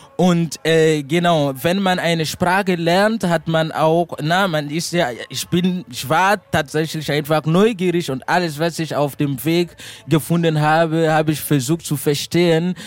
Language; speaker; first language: German; non-native, fluent; Mossi